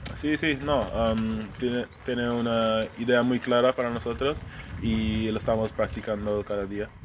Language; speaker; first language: Spanish; non-native, fluent; English